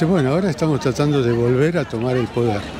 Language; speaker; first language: Spanish; native; Spanish